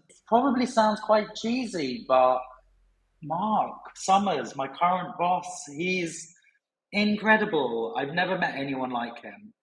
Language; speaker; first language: English; native; English